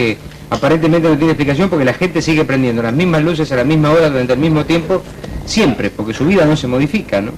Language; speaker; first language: Spanish; native; Spanish